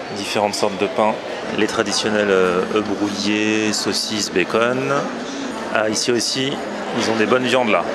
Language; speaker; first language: French; native; French